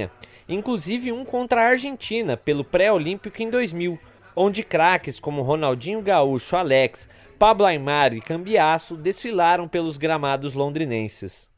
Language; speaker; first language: Portuguese; native; Portuguese